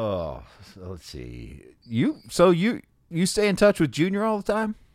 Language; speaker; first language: English; native; English